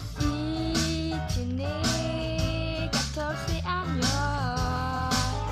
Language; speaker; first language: Spanish; non-native, learner; French